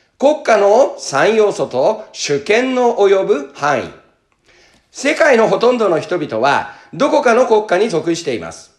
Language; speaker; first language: Japanese; native; Japanese